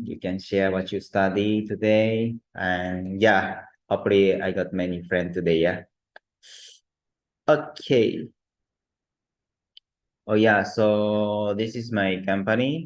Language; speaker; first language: English; non-native, learner; Japanese